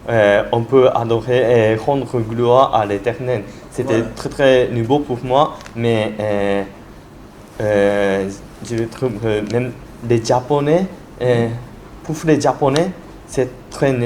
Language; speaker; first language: French; non-native, learner; Japanese